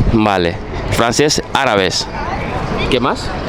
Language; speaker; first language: Spanish; non-native, fluent; Fula